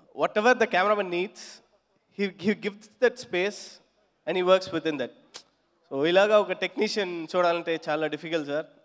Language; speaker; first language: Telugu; non-native, learner; Tamil